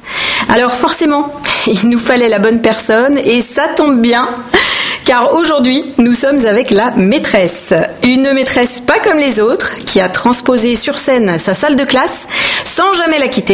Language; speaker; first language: French; native; French